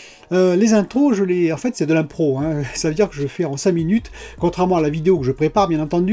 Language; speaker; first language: French; native; French